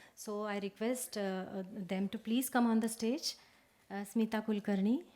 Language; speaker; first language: English; non-native, local second language; Marathi